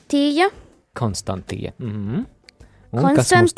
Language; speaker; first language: Latvian; native; Latvian